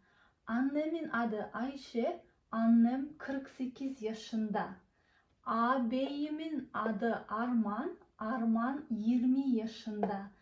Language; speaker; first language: Turkish; non-native, fluent; Kazakh